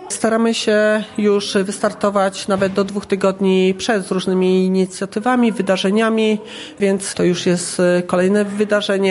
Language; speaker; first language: Polish; native; Polish